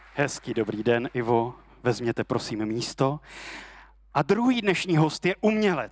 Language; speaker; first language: Czech; native; Czech